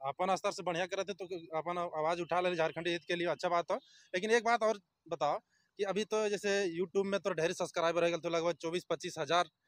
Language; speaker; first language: Hindi; non-native, local second language; Magahi